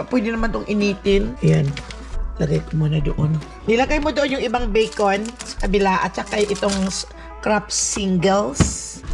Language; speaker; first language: Filipino; non-native, local second language; Cebuano